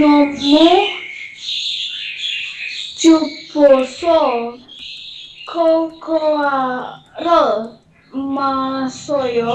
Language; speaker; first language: Korean; non-native, learner; Indonesian